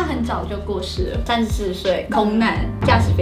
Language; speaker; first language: Chinese; native; Chinese